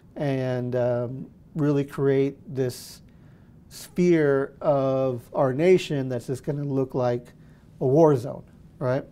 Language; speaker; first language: English; early bilingual, other home language; Spanish